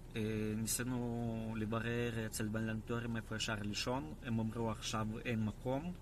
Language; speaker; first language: Hebrew; non-native, fluent; Russian